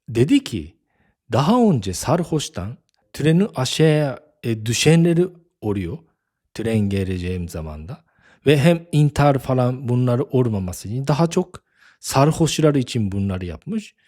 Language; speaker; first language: Turkish; non-native, fluent; Japanese